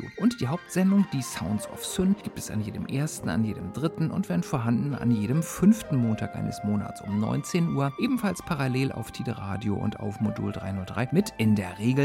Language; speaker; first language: German; native; German